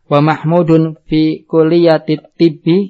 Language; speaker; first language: Arabic; non-native, fluent; Indonesian